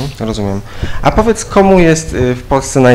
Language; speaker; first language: Polish; native; Polish